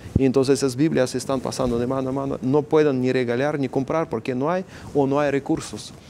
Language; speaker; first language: Spanish; non-native, fluent; Ukrainian